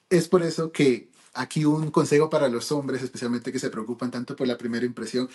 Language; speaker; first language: Spanish; early bilingual, heritage; Spanish